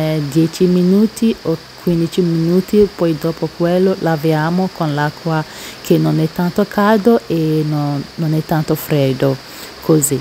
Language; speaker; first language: Italian; non-native, learner; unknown